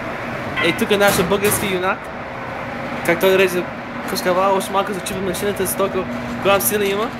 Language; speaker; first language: Bulgarian; early bilingual, heritage; Bulgarian